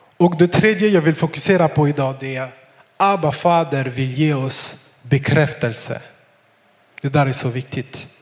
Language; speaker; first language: Swedish; non-native, fluent; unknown